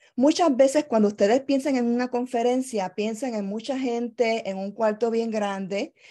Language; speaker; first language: Spanish; native; Spanish